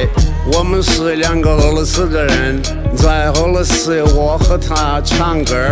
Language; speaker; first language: Chinese; non-native, learner; Russian